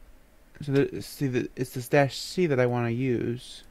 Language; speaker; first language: English; native; English